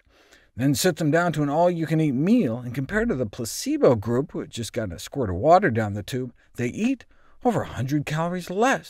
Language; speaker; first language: English; native; English